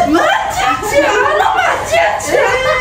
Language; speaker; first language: Japanese; native; Japanese